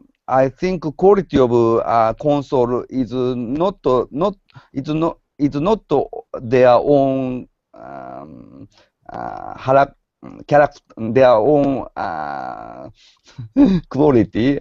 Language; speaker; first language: English; non-native, learner; Japanese